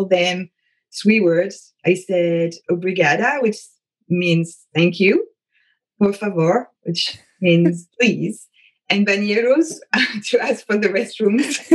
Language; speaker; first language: English; non-native, fluent; French